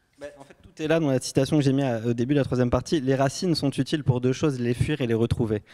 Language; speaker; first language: French; native; French